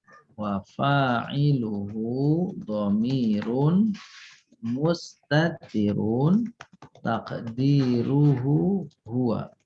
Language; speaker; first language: Arabic; non-native, fluent; Indonesian